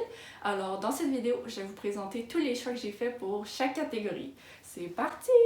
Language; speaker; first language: French; native; French